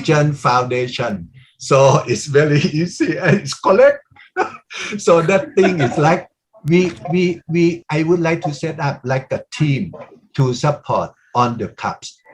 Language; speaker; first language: English; non-native, learner; Thai